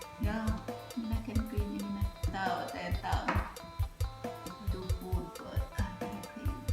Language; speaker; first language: English; non-native, learner; Thai